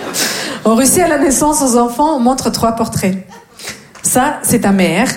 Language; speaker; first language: French; non-native, fluent; Russian